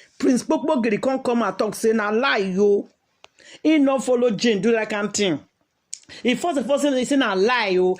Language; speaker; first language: Nigerian Pidgin; native; Nigerian Pidgin